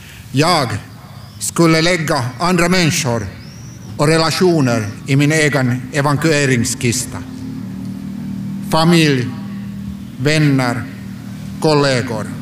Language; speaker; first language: Swedish; non-native, local second language; Finnish